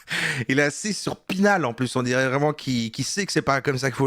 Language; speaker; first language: French; native; French